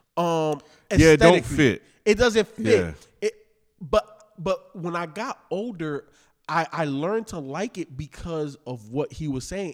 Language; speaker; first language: English; native; English